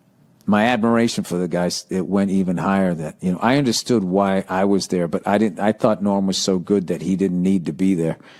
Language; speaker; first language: English; native; English